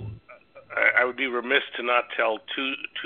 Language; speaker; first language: English; native; English